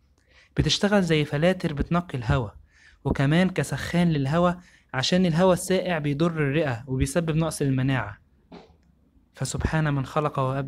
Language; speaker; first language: Arabic; native; Arabic